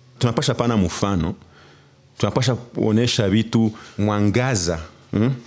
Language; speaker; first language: Swahili; native; Swahili